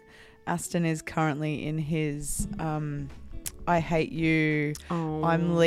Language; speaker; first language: English; native; English